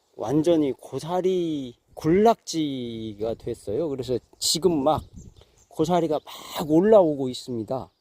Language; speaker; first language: Korean; native; Korean